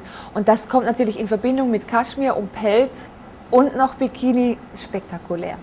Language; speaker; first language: German; native; German